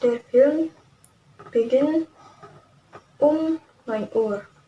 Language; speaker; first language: German; non-native, learner; Indonesian